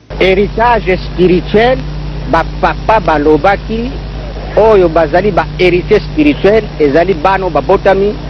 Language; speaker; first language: Lingala; non-native, local second language; Kongo